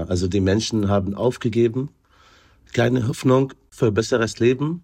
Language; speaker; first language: German; non-native, fluent; Arabic